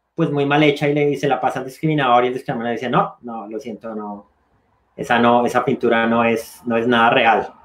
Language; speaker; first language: Spanish; native; Spanish